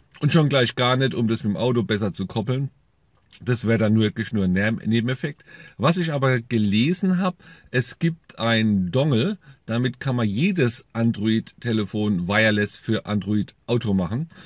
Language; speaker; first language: German; native; German